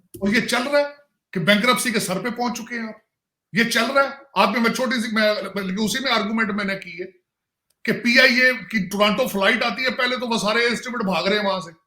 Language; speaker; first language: Urdu; non-native, local second language; Punjabi